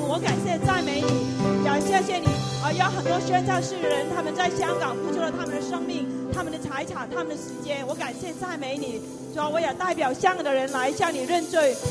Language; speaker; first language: Chinese; non-native, local second language; Cantonese